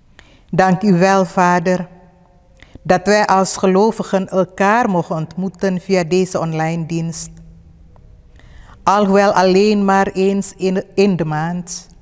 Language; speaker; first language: Dutch; non-native, fluent; Indonesian